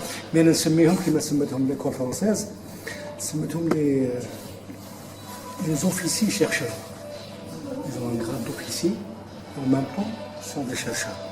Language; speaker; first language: French; non-native, local second language; Arabic